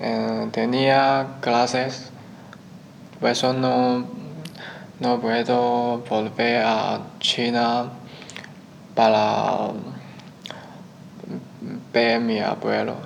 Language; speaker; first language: Spanish; non-native, learner; Chinese